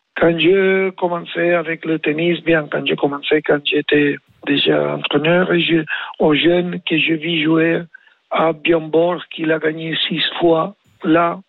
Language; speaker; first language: French; non-native, learner; Spanish